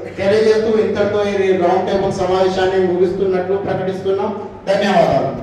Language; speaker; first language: Telugu; non-native, local second language; Lambadi